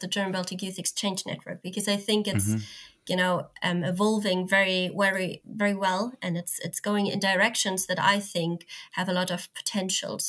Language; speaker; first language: English; non-native, fluent; German